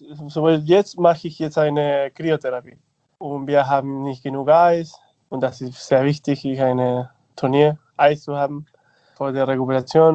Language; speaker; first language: German; non-native, learner; Spanish